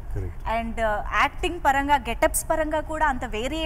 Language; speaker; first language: Telugu; native; Telugu